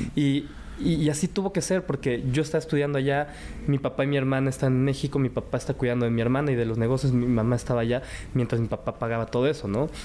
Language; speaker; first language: Spanish; early bilingual, other home language; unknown